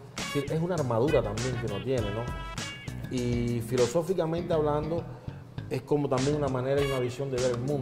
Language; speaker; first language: Spanish; native; Spanish